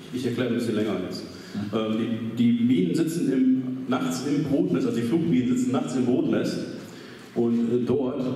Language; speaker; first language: German; native; German